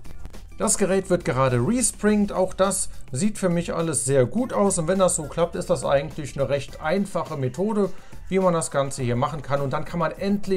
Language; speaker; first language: German; native; German